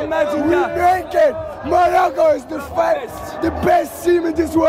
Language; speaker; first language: English; non-native, fluent; Arabic